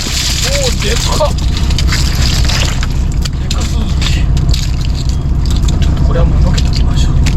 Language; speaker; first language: Japanese; native; Japanese